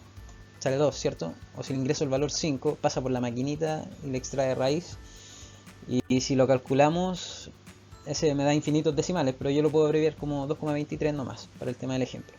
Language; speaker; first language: Spanish; native; Spanish